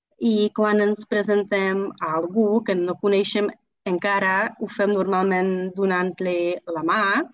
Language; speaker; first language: Catalan; non-native, fluent; Czech